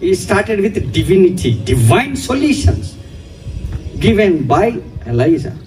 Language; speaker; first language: English; non-native, local second language; Telugu